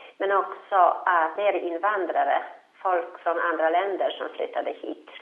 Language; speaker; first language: Swedish; non-native, fluent; Polish